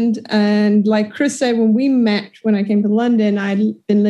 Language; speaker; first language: English; non-native, fluent; Swedish